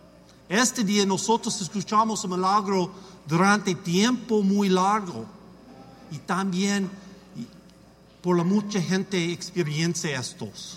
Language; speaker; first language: Spanish; non-native, learner; English